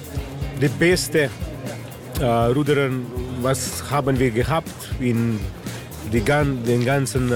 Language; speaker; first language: German; non-native, learner; Slovenian